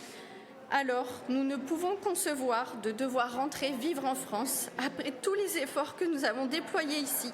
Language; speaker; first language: French; native; French